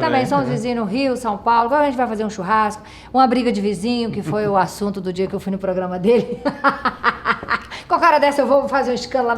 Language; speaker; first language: Portuguese; native; Portuguese